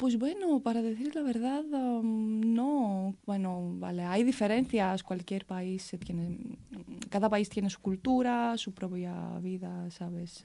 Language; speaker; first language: Spanish; non-native, fluent; Greek